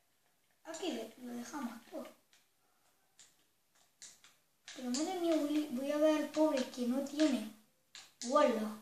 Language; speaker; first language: Spanish; native; Spanish